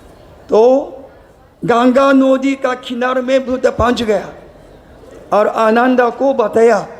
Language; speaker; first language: Hindi; non-native, learner; Japanese